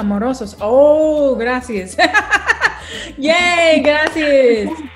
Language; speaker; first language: Spanish; non-native, learner; English